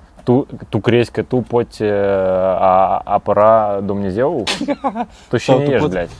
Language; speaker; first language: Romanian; non-native, local second language; Russian